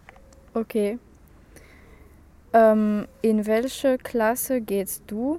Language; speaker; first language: German; non-native, learner; French